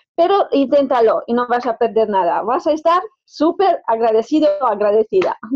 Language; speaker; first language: Spanish; non-native, fluent; Romanian